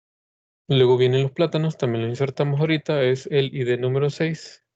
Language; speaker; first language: Spanish; native; Spanish